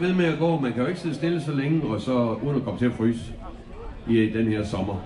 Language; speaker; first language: Danish; native; Danish